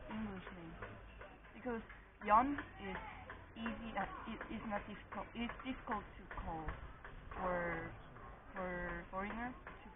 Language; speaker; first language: English; non-native, fluent; Korean